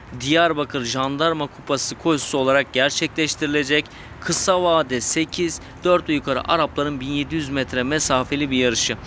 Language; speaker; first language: Turkish; native; Turkish